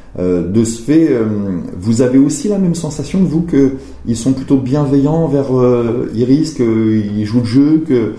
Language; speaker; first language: French; native; French